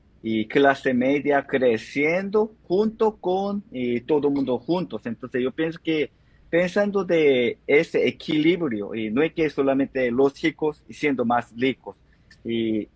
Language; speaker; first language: Spanish; non-native, fluent; Korean